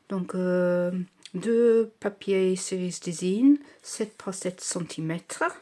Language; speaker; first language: French; non-native, learner; English